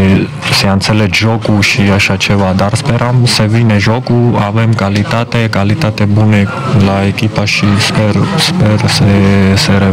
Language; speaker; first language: Romanian; non-native, fluent; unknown